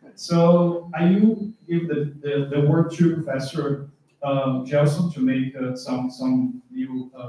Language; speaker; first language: English; non-native, fluent; Portuguese